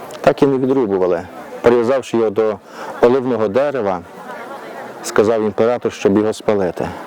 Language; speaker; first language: Ukrainian; native; Ukrainian